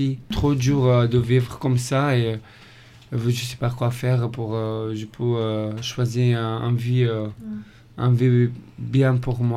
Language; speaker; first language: French; non-native, fluent; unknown